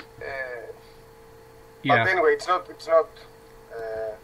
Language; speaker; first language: English; non-native, learner; Spanish